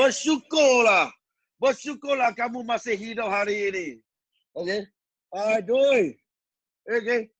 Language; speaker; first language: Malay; non-native, local second language; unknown